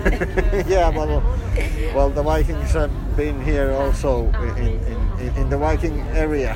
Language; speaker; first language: English; non-native, fluent; Finnish